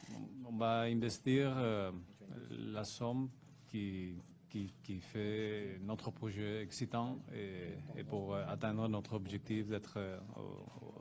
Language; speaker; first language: French; non-native, fluent; Spanish